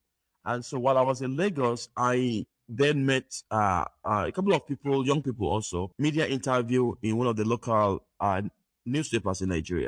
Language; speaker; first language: English; non-native, local second language; Yoruba